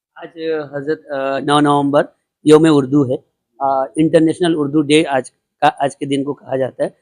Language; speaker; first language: Urdu; native; Urdu